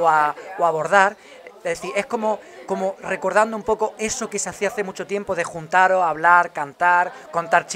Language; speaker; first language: Spanish; native; Spanish